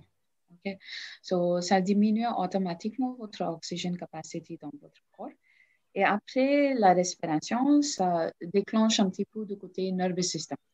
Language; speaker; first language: French; non-native, learner; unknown